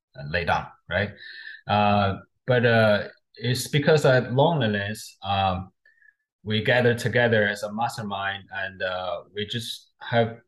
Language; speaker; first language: English; non-native, fluent; Chinese